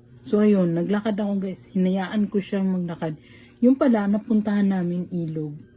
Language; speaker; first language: Filipino; native; Filipino